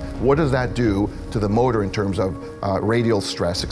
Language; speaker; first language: English; native; English